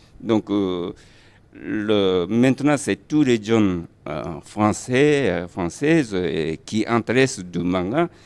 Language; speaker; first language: French; non-native, fluent; Japanese